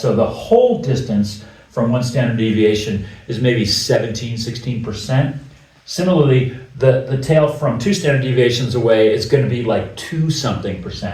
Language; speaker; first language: English; native; English